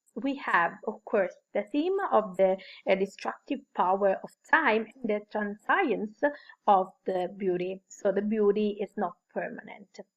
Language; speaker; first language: English; non-native, fluent; Italian